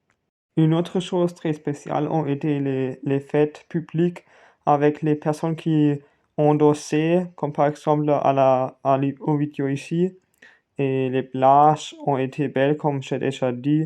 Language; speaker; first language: French; non-native, learner; German